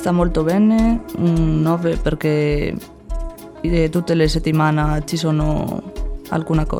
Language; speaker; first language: Italian; non-native, learner; Spanish